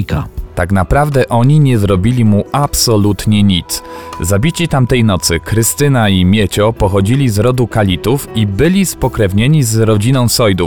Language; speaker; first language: Polish; native; Polish